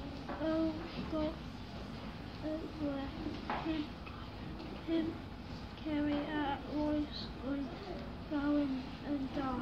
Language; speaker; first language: Welsh; non-native, local second language; English